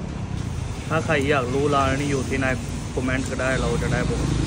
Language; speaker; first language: Thai; non-native, fluent; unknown